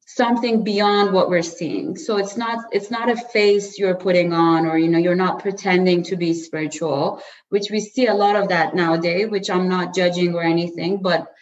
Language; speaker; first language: English; early bilingual, other home language; Persian